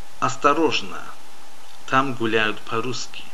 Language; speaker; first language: Russian; non-native, fluent; English